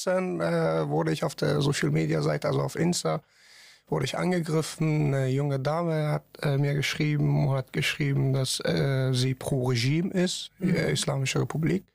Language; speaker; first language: German; non-native, fluent; Persian